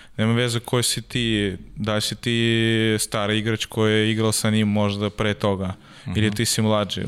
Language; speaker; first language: Serbian; non-native, learner; Russian